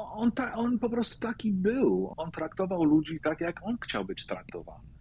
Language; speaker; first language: Polish; early bilingual, heritage; Polish